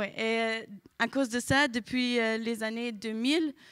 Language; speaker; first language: French; non-native, fluent; German